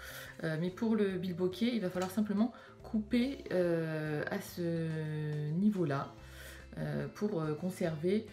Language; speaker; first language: French; native; French